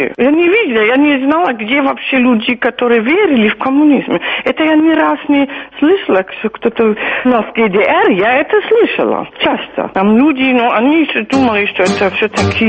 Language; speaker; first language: Russian; non-native, fluent; German